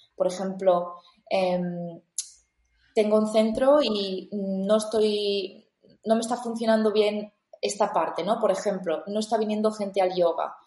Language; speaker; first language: Spanish; native; Spanish